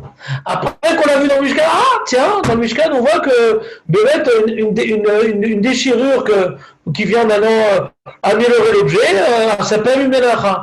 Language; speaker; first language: French; native; French